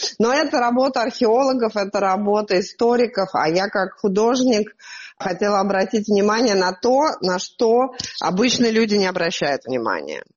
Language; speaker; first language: Russian; native; Russian